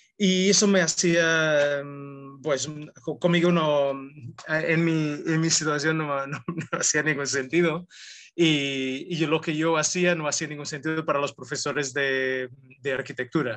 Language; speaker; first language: Spanish; non-native, fluent; Italian